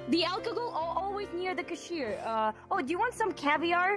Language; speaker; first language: English; non-native, fluent; Russian